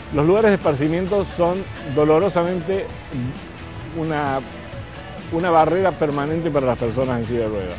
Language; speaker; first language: Spanish; native; Spanish